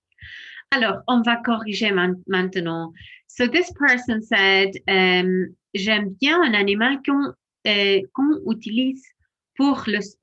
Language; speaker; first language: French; non-native, fluent; English